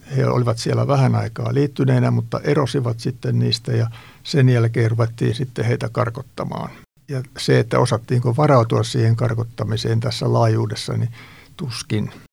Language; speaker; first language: Finnish; native; Finnish